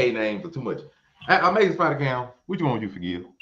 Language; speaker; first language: English; native; English